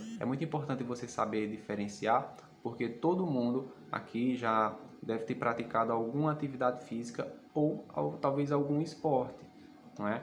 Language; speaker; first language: Portuguese; native; Portuguese